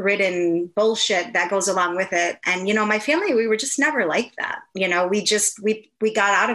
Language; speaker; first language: English; native; English